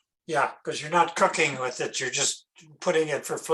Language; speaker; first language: English; native; English